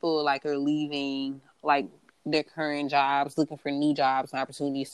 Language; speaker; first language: English; native; English